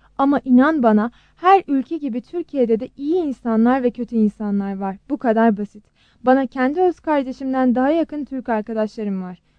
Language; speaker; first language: Turkish; native; Turkish